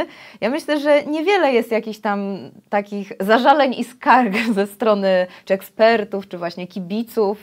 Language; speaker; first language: Polish; native; Polish